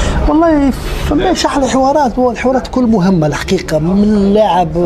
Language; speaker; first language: Arabic; native; Arabic